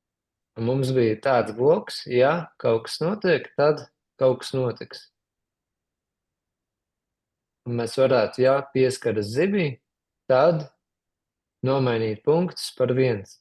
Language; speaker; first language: Latvian; native; Latvian